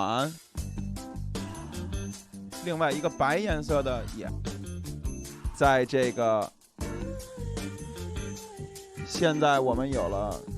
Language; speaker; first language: Chinese; non-native, learner; English